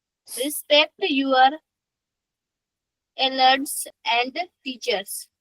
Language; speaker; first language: English; non-native, learner; Hindi